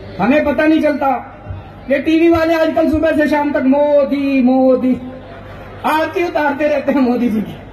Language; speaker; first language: Hindi; native; Hindi